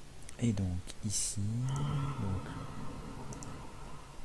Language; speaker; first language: French; native; French